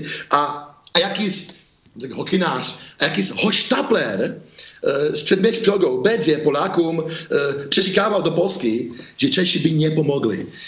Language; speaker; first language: Czech; native; Czech